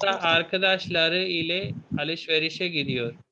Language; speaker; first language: Turkish; non-native, fluent; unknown